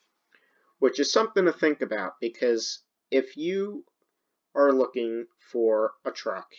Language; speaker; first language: English; native; English